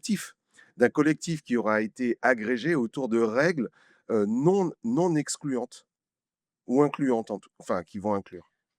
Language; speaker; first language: French; native; French